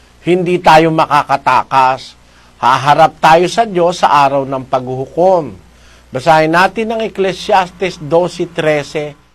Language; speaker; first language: Filipino; non-native, local second language; Iloko